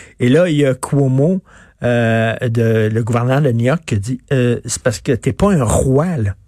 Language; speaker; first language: French; native; French